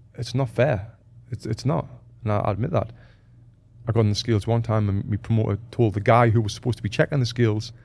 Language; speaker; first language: English; native; English